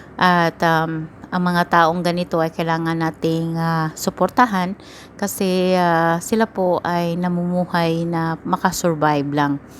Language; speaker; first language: Filipino; native; Filipino